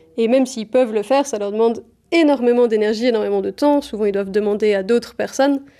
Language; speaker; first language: French; native; French